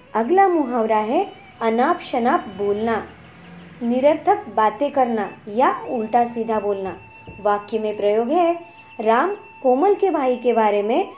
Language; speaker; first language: Hindi; non-native, local second language; Marathi